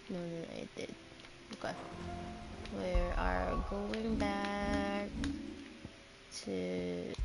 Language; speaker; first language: English; non-native, local second language; Filipino